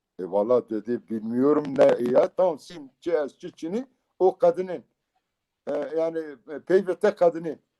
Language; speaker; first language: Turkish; non-native, local second language; Kurdish